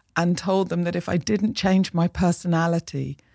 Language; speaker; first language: English; native; English